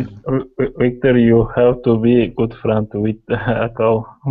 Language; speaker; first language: English; non-native, learner; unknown